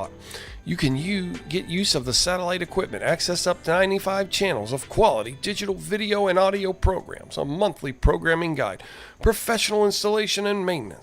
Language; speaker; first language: English; native; English